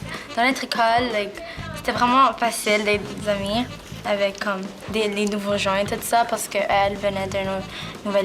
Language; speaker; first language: French; early bilingual, other home language; Bangla